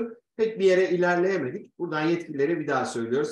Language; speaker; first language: Turkish; native; Turkish